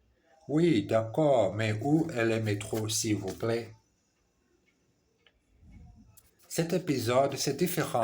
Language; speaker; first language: French; non-native, learner; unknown